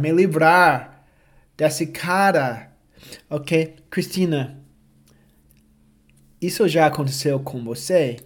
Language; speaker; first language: Portuguese; non-native, fluent; English